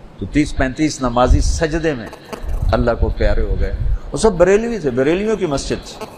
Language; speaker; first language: Urdu; non-native, local second language; Punjabi